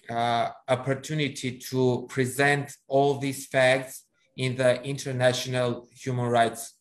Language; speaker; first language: English; non-native, fluent; Armenian